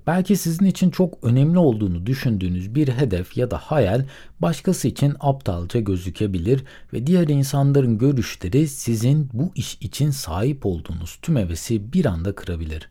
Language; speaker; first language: Turkish; native; Turkish